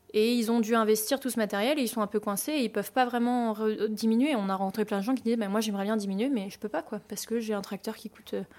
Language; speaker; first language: French; native; French